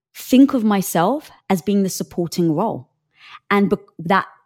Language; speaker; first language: English; native; English